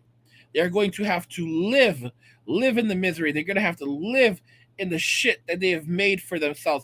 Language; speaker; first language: English; native; English